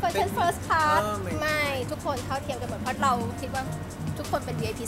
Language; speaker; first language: Thai; native; Thai